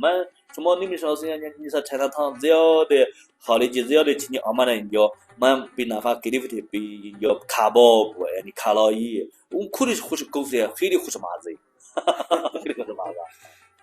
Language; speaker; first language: Persian; non-native, learner; Chinese